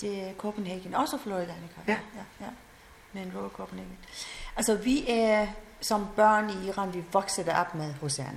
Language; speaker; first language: Danish; non-native, fluent; Persian